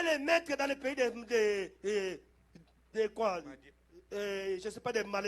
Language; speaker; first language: French; non-native, local second language; Lingala